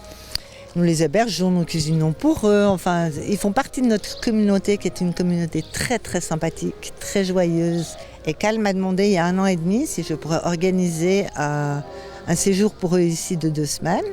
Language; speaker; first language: French; native; French